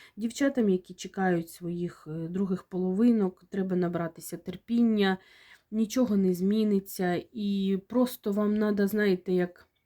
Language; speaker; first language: Ukrainian; non-native, local second language; Russian